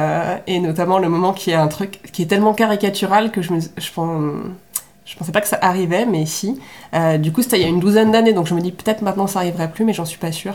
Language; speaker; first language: French; native; French